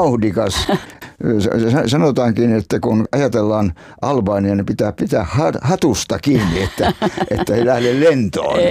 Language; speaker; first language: Finnish; native; Finnish